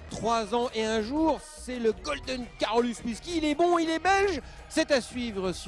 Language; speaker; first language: French; native; French